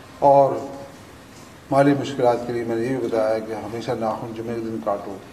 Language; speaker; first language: Urdu; non-native, local second language; Punjabi